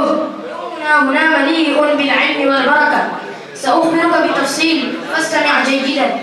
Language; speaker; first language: Arabic; non-native, learner; Urdu